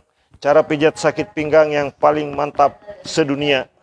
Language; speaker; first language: Indonesian; native; Indonesian